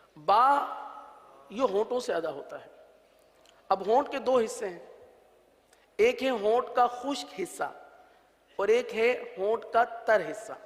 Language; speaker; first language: Urdu; native; Urdu